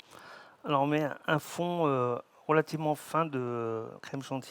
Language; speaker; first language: French; native; French